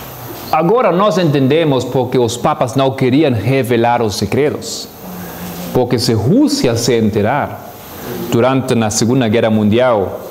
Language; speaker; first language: Portuguese; non-native, fluent; Spanish